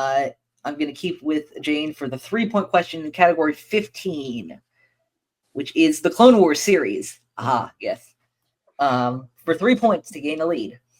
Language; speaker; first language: English; native; English